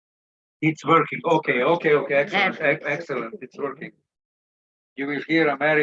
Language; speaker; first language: English; non-native, learner; Serbian